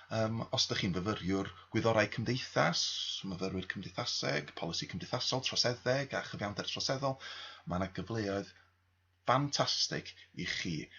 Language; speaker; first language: Welsh; native; Welsh